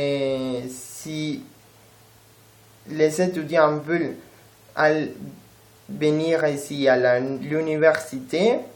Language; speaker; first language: French; non-native, learner; Spanish